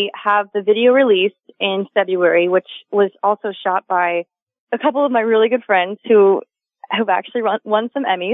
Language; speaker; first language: English; native; English